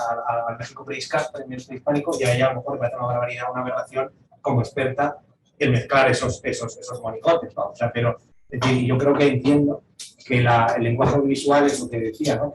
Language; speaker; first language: Spanish; native; Spanish